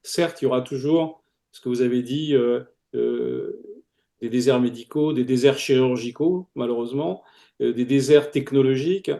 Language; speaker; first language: French; native; French